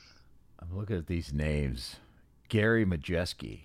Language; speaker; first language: English; native; English